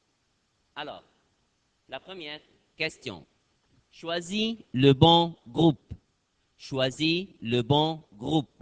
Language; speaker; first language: French; non-native, fluent; Arabic